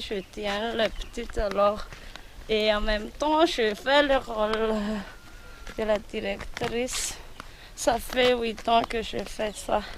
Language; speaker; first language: French; non-native, local second language; Malagasy